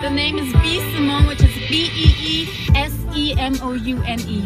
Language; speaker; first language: English; early bilingual, other home language; German